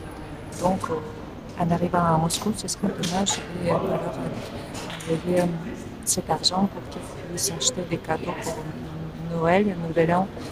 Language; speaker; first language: French; non-native, fluent; Russian